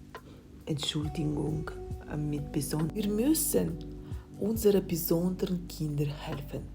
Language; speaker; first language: German; non-native, learner; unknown